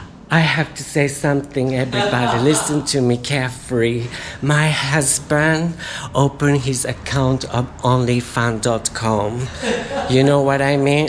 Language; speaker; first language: English; non-native, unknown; Japanese